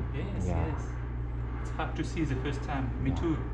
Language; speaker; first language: English; non-native, learner; German